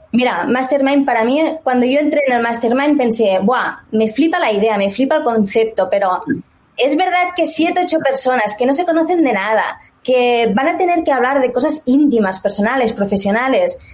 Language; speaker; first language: Spanish; native; Spanish